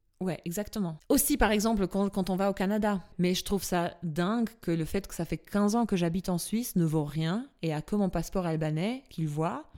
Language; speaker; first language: French; non-native, fluent; Albanian